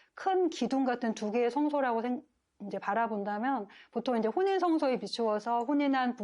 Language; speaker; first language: Korean; native; Korean